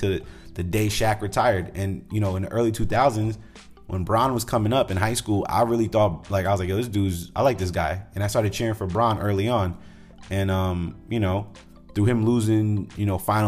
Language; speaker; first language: English; native; English